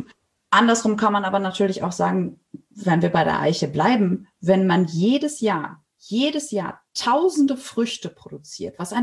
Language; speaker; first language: German; native; German